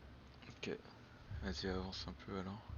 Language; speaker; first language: French; native; French